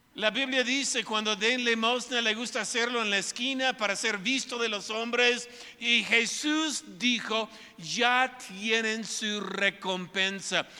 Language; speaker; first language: Spanish; non-native, fluent; English